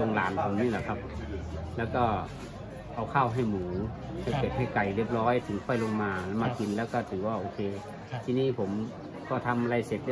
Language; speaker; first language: Thai; native; Thai